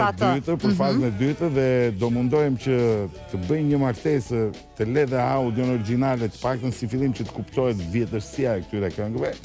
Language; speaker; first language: Albanian; native; Albanian